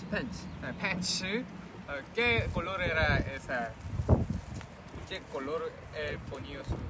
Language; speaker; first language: Spanish; non-native, learner; Korean